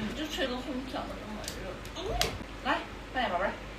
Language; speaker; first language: Chinese; native; Chinese